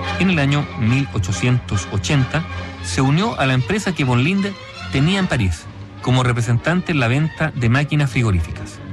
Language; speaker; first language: Spanish; native; Spanish